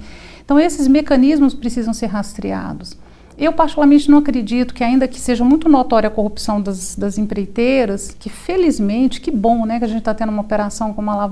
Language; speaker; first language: Portuguese; native; Portuguese